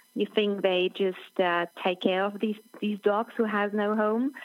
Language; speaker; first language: English; non-native, fluent; German